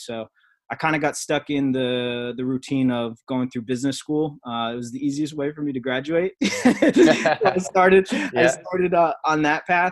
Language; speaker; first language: English; native; English